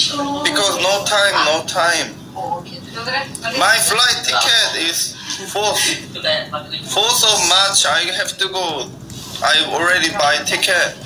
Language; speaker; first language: English; non-native, learner; Korean